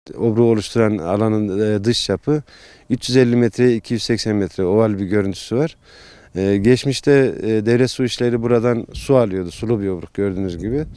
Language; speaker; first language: Turkish; native; Turkish